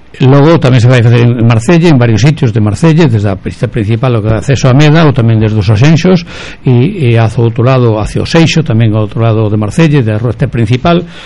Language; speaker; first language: Galician; native; Galician